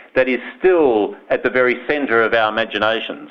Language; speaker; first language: English; native; English